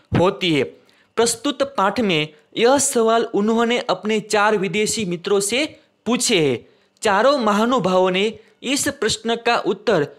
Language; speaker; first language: Hindi; non-native, local second language; Gujarati